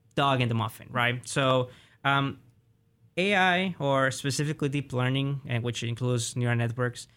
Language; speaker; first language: English; early bilingual, other home language; Spanish